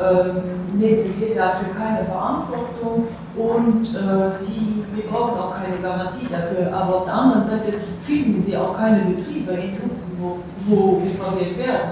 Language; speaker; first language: German; non-native, local second language; Luxembourgish